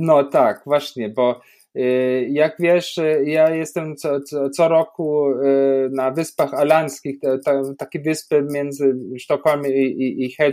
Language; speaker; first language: Polish; non-native, fluent; German